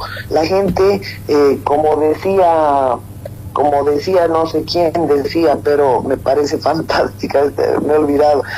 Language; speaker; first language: Spanish; native; Spanish